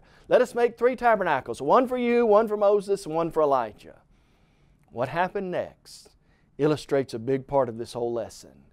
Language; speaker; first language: English; native; English